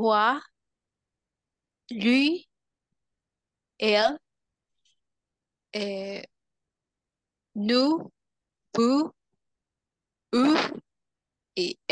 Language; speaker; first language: French; non-native, learner; Spanish